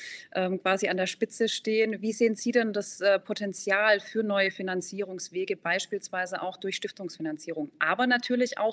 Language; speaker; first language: German; native; German